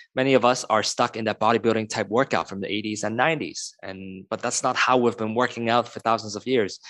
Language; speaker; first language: English; non-native, local second language; Cantonese